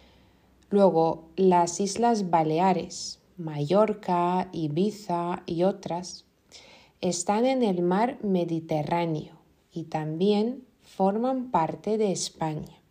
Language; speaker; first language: Spanish; non-native, fluent; Lithuanian